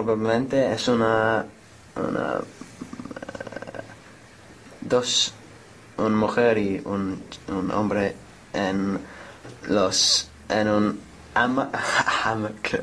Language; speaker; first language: Spanish; non-native, learner; English